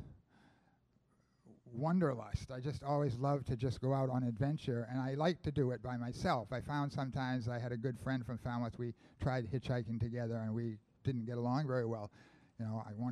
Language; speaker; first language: English; native; English